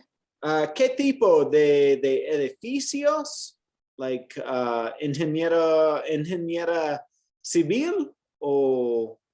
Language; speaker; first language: Spanish; non-native, fluent; English